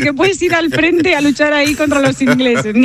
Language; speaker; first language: Spanish; native; Spanish